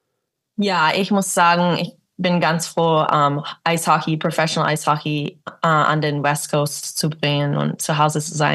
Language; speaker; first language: German; early bilingual, heritage; English